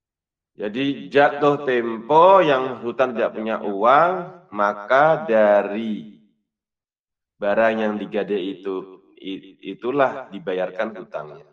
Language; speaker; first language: Indonesian; native; Indonesian